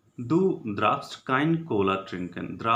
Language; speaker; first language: German; non-native, learner; Hindi